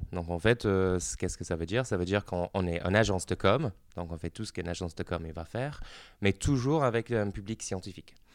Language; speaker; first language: French; non-native, fluent; English